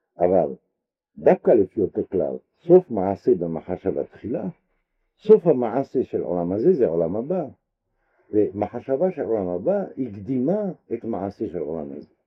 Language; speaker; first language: Hebrew; non-native, fluent; French